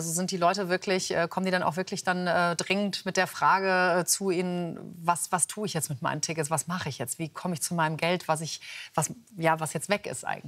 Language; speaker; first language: German; native; German